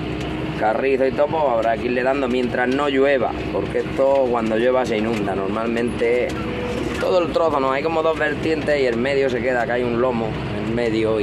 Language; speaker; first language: Spanish; native; Spanish